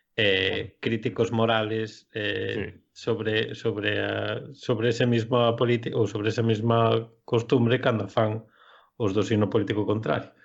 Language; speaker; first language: Galician; non-native, local second language; Spanish